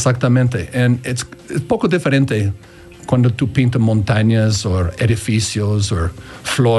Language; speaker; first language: Spanish; non-native, learner; English